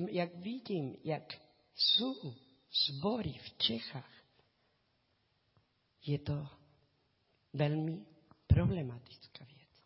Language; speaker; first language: Czech; non-native, learner; Spanish